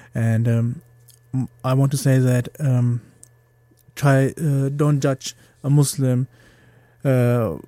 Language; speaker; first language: English; non-native, fluent; German